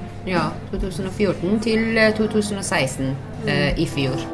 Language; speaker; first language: Norwegian; non-native, learner; Persian